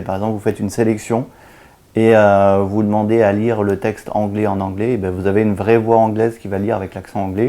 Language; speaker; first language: French; native; French